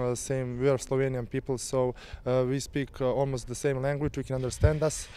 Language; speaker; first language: English; non-native, fluent; Serbian